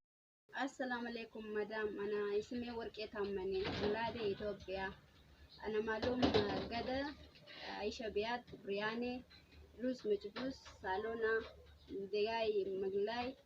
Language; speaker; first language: Arabic; non-native, learner; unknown